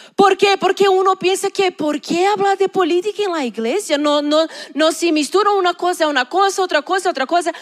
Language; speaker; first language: Spanish; non-native, learner; Portuguese